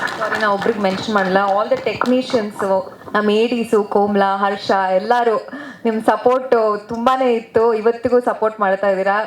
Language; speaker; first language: Kannada; native; Kannada